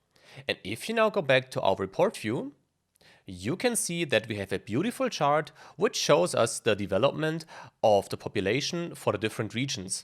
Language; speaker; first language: English; non-native, fluent; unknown